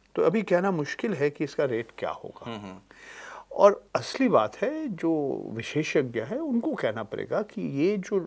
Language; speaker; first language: Hindi; native; Hindi